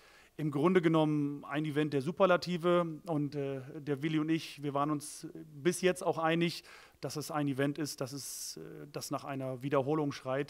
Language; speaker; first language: German; native; German